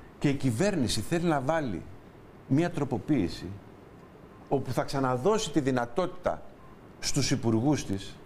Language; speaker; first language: Greek; native; Greek